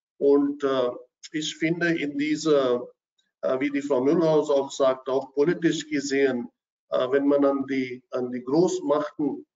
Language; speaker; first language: German; non-native, fluent; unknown